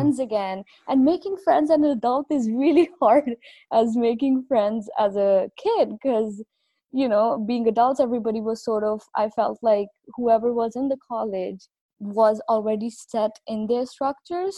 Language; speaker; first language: English; non-native, local second language; Punjabi